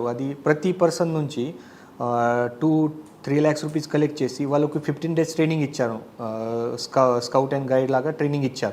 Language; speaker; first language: Telugu; non-native, fluent; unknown